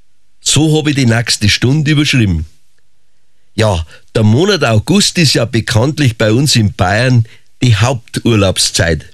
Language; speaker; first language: German; native; German